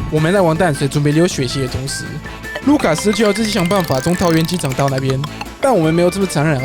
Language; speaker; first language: Chinese; native; Chinese